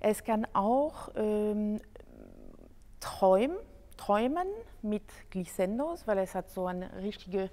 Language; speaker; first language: German; non-native, fluent; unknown